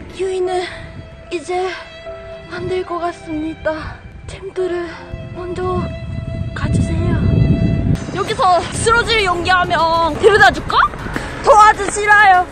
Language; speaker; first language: Korean; non-native, fluent; Japanese